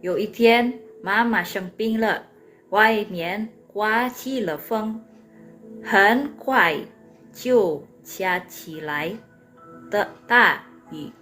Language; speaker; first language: Chinese; non-native, fluent; Indonesian